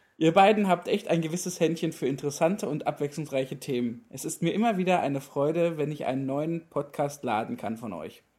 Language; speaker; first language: German; native; German